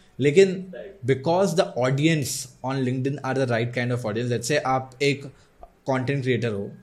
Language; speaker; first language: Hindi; non-native, local second language; Odia